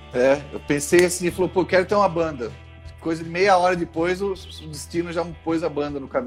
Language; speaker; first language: Portuguese; native; Portuguese